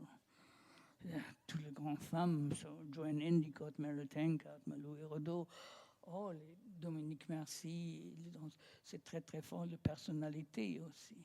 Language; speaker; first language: French; non-native, learner; German